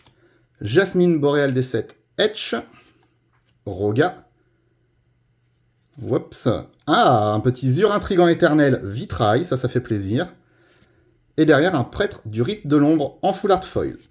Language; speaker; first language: French; native; French